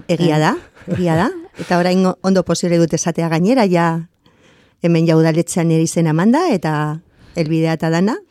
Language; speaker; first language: Basque; non-native, local second language; Spanish